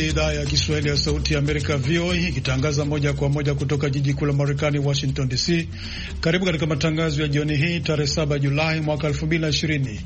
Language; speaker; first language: Swahili; non-native, local second language; Rundi